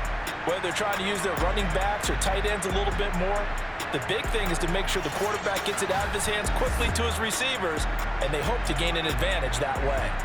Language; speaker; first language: English; native; English